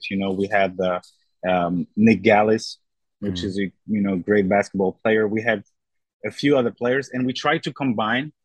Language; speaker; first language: English; non-native, fluent; French